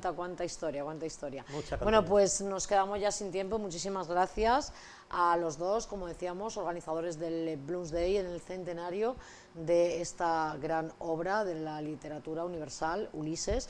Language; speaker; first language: Spanish; native; Spanish